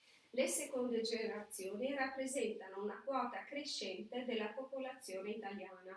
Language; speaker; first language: Italian; non-native, fluent; Albanian